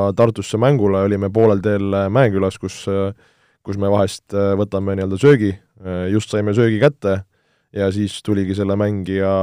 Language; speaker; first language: Estonian; native; Estonian